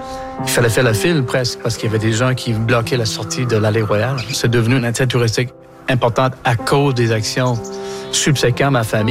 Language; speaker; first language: French; non-native, local second language; English